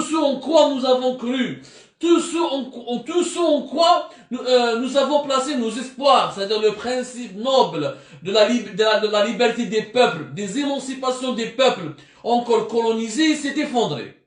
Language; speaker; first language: French; non-native, local second language; Arabic